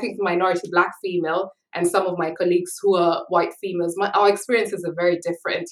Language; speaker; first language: English; native; English